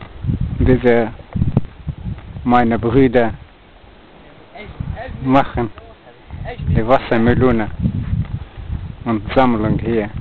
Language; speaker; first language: German; non-native, learner; Arabic